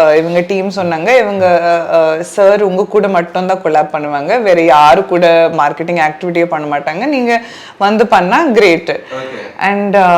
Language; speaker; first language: Tamil; non-native, learner; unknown